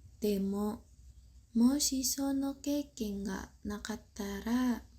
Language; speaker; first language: Japanese; non-native, learner; Indonesian